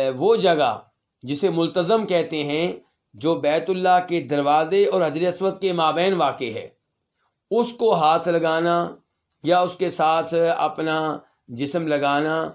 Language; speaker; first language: Urdu; native; Urdu